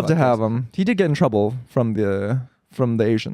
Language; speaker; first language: English; native; English